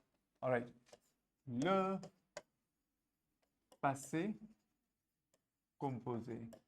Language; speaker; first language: French; non-native, fluent; Hindi